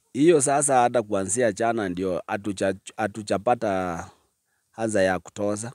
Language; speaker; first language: Swahili; non-native, local second language; Gusii